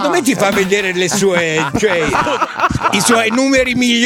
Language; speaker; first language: Italian; native; Italian